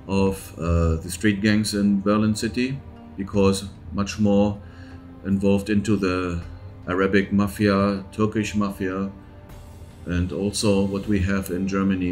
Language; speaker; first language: English; non-native, fluent; German